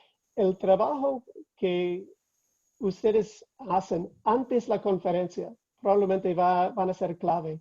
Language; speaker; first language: Spanish; non-native, fluent; English